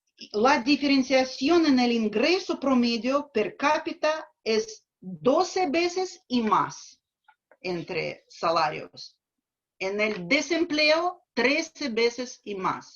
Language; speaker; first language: Spanish; non-native, fluent; Russian